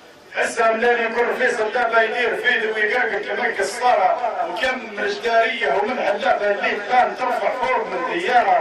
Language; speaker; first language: Arabic; native; Arabic